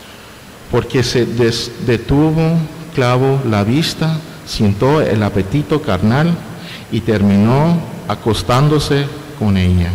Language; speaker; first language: Spanish; non-native, fluent; English